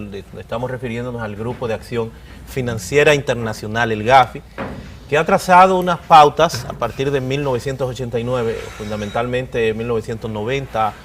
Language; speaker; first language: Spanish; native; Spanish